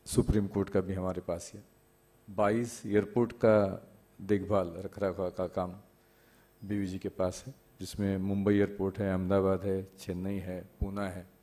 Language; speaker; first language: Hindi; non-native, local second language; Marathi